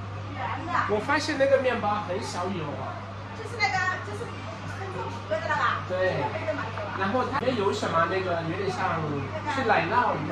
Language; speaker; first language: Chinese; non-native, fluent; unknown